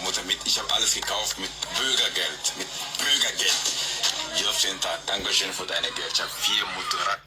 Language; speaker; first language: German; non-native, learner; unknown